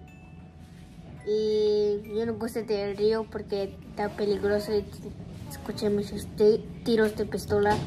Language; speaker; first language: Portuguese; early bilingual, heritage; Portuguese